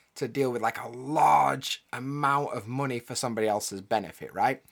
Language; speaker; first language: English; native; English